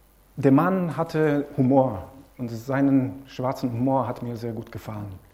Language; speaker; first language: German; non-native, fluent; Romanian